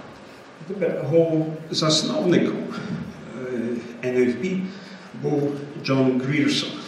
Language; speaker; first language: Ukrainian; early bilingual, heritage; Ukrainian